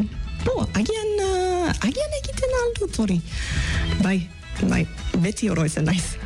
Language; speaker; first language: Basque; non-native, fluent; English